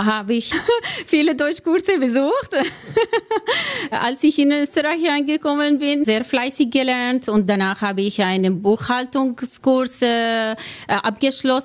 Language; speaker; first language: German; non-native, learner; Arabic